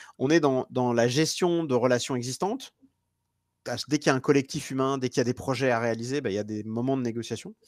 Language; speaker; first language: French; native; French